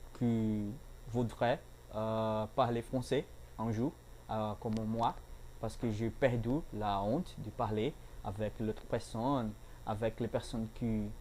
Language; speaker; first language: French; non-native, learner; Portuguese